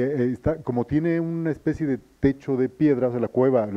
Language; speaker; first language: Spanish; native; Spanish